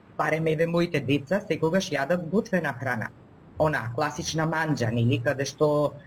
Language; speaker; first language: Macedonian; native; Macedonian